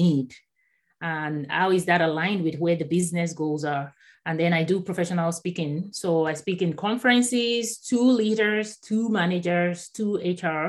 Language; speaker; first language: English; non-native, local second language; Yoruba